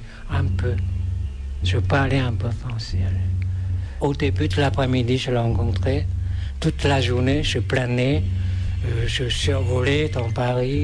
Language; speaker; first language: French; non-native, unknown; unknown